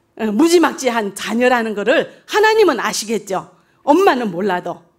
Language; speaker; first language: Korean; early bilingual, heritage; Korean